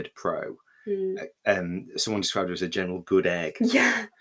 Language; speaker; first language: English; native; English